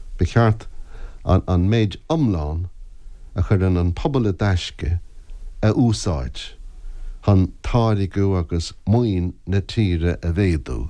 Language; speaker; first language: Irish; non-native, local second language; English